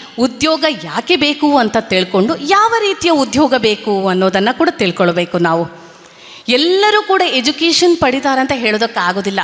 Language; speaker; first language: Kannada; non-native, local second language; Tulu